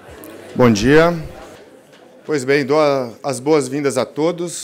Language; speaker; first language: Portuguese; native; Portuguese